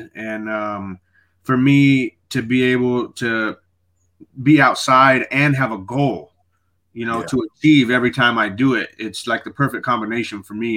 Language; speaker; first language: English; native; English